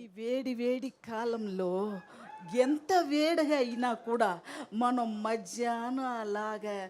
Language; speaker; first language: Telugu; non-native, learner; Tamil